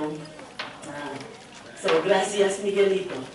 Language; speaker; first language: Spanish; non-native, learner; English